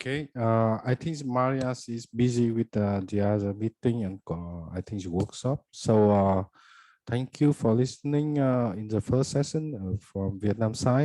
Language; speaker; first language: English; non-native, fluent; Vietnamese